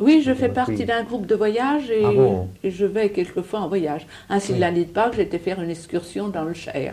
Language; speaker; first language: French; native; French